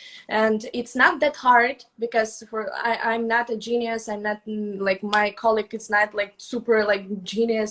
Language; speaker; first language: English; non-native, fluent; Russian